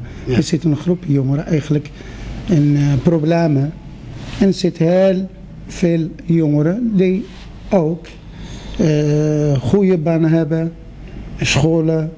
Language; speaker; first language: Dutch; non-native, fluent; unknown